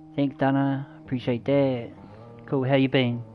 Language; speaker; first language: English; native; English